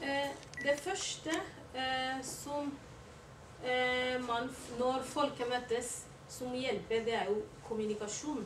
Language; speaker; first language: Norwegian; non-native, learner; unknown